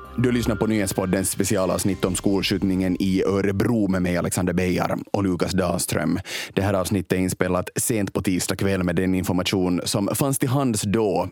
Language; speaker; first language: Swedish; native; Swedish